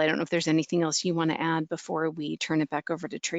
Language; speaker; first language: English; native; English